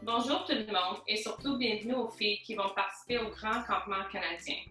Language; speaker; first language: French; non-native, local second language; English